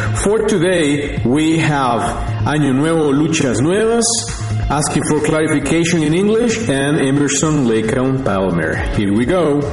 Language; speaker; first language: English; non-native, fluent; Spanish